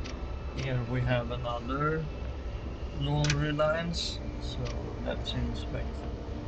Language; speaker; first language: English; non-native, fluent; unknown